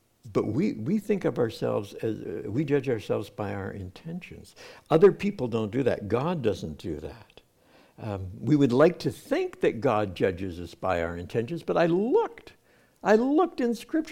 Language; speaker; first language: English; native; English